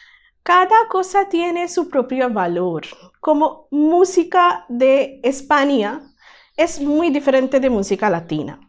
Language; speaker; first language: Spanish; non-native, learner; Bangla